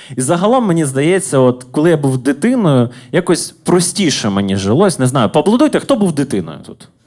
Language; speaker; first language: Ukrainian; native; Ukrainian